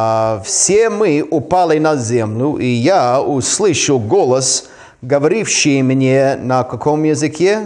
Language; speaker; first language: Russian; non-native, fluent; English